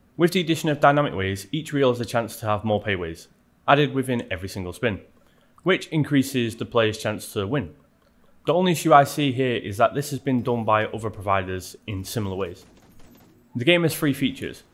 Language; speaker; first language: English; native; English